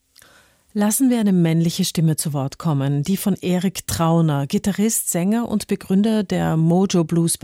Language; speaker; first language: German; native; German